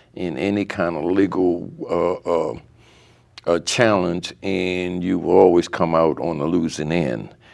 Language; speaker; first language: English; native; English